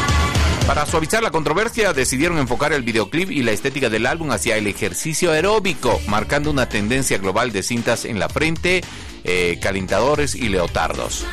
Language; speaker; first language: Spanish; native; Spanish